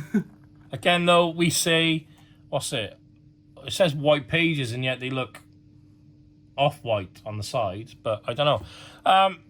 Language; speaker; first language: English; native; English